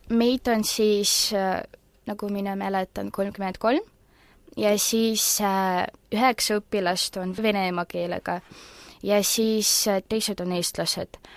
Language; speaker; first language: Estonian; non-native, local second language; Russian